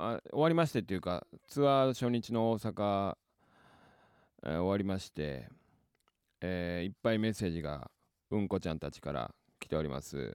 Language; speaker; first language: Japanese; native; Japanese